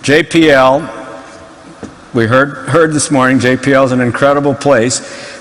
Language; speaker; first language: English; native; English